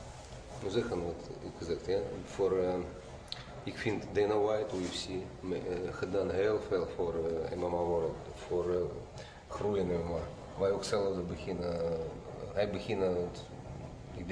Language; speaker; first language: Dutch; non-native, learner; Russian